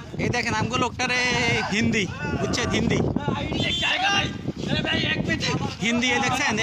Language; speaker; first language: Hindi; non-native, learner; Bangla